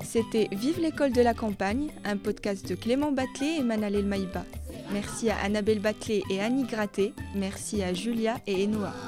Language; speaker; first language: French; non-native, local second language; Arabic